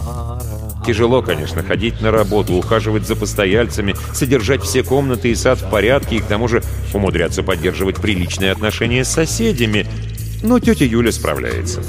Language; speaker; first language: Russian; native; Russian